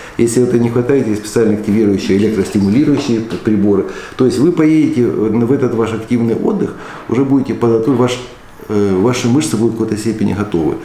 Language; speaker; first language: Russian; early bilingual, other home language; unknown